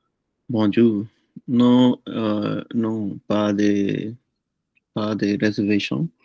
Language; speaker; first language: French; non-native, learner; Punjabi